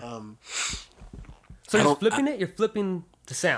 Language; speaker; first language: English; native; English